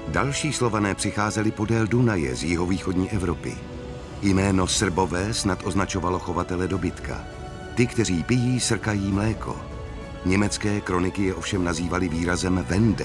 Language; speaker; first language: Czech; native; Czech